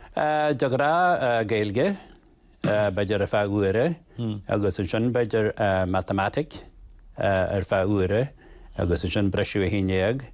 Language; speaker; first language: Irish; native; Irish